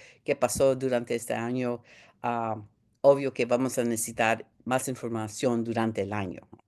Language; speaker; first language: Spanish; early bilingual, heritage; Spanish